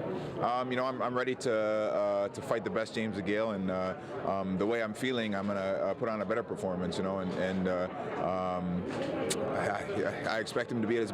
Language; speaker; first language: English; native; English